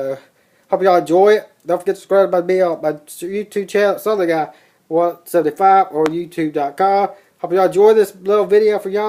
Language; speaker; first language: English; native; English